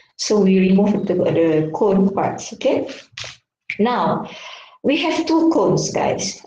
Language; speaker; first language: English; non-native, local second language; Malay